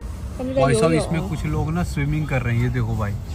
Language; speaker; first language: Hindi; native; Hindi